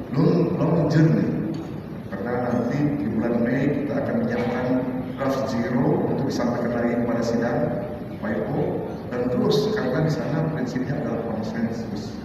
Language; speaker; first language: Indonesian; native; Indonesian